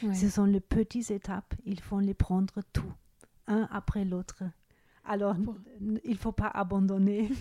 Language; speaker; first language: French; non-native, fluent; German